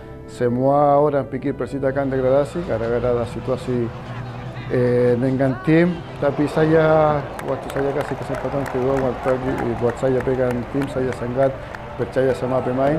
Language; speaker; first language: Indonesian; non-native, fluent; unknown